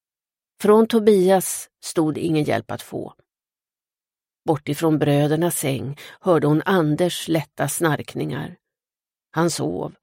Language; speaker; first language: Swedish; native; Swedish